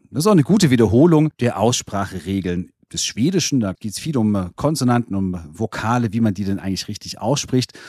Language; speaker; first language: German; native; German